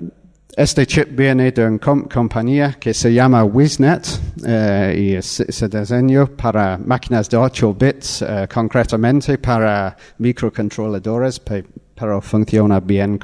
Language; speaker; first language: Spanish; non-native, fluent; English